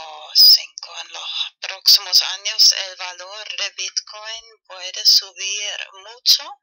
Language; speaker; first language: Spanish; non-native, fluent; German